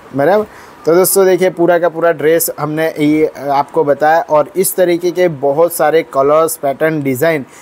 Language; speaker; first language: Hindi; non-native, local second language; Gujarati